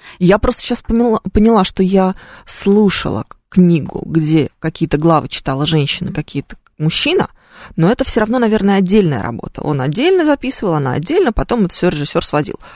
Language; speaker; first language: Russian; native; Russian